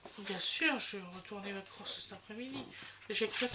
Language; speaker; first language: French; native; French